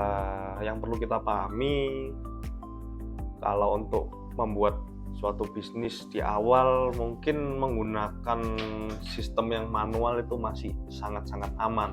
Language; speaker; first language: Indonesian; native; Indonesian